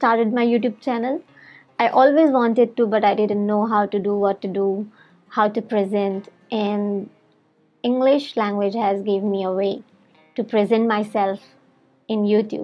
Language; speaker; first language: English; non-native, local second language; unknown